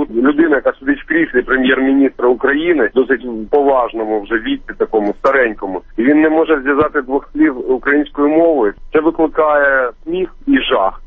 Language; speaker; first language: Ukrainian; non-native, local second language; Russian